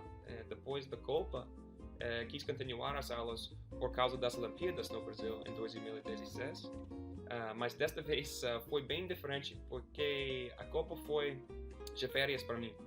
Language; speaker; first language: Portuguese; non-native, fluent; English